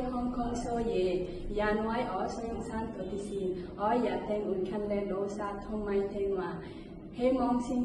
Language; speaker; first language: Cantonese; non-native, learner; Bangla